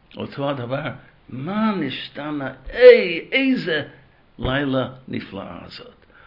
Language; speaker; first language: Hebrew; non-native, fluent; English